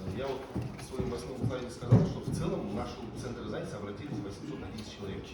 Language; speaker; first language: Russian; non-native, local second language; Kazakh